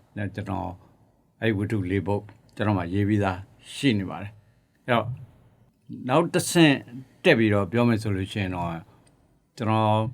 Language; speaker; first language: Burmese; native; Burmese